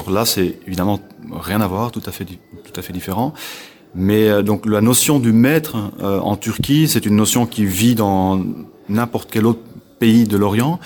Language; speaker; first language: French; non-native, local second language; Dutch